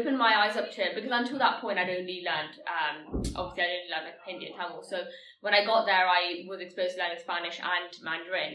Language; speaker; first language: English; non-native, local second language; Tamil